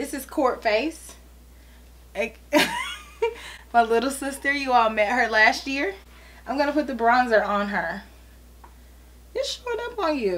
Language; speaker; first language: English; native; English